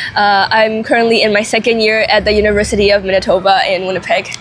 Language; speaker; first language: English; non-native, fluent; Burmese